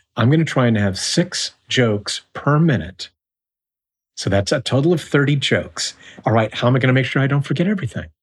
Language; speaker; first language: English; native; English